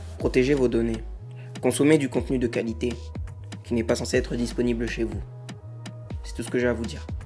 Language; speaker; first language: French; native; French